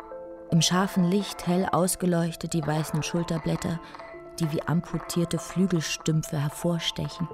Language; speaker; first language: German; native; German